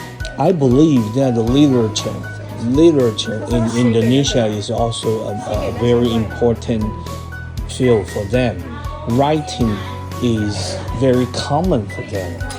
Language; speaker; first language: English; non-native, fluent; Chinese